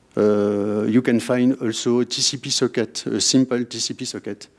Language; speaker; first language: English; non-native, fluent; French